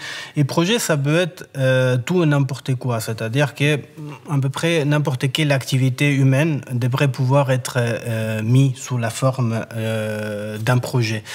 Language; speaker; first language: French; native; French